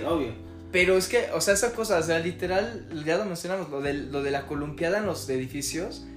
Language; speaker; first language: Spanish; native; Spanish